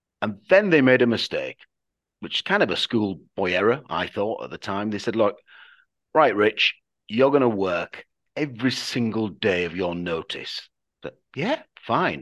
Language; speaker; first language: English; native; English